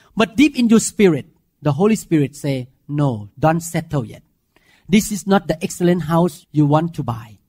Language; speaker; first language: English; non-native, fluent; Thai